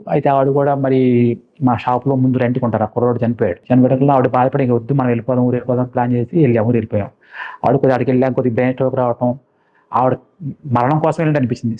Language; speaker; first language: Telugu; non-native, local second language; Malayalam